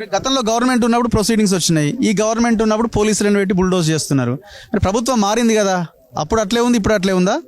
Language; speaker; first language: Telugu; native; Telugu